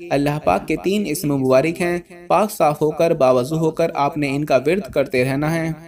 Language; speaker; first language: Urdu; native; Urdu